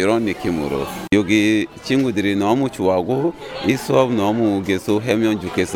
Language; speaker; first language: Korean; non-native, learner; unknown